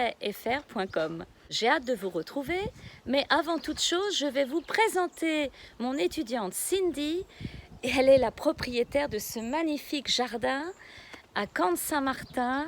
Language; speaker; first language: French; native; French